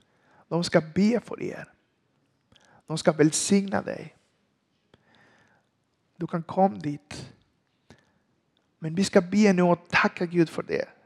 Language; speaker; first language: Swedish; non-native, learner; Spanish